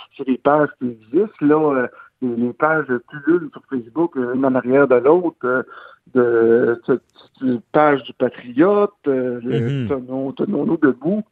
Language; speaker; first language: French; native; French